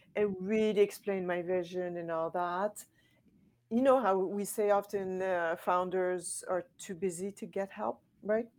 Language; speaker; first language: English; native; English